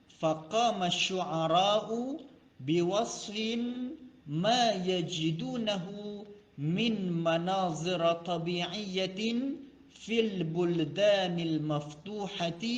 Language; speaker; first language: Arabic; non-native, fluent; Malay